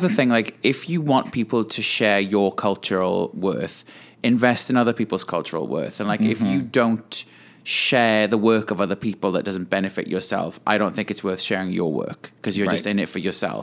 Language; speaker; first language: English; native; English